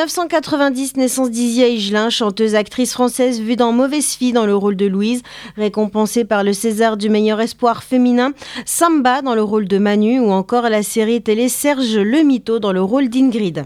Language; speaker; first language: French; native; French